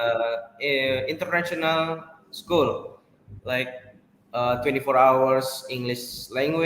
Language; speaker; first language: English; non-native, learner; Indonesian